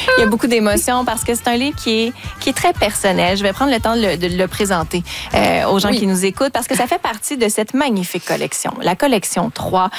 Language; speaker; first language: French; native; French